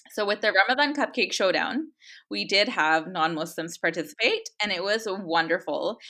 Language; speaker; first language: English; native; English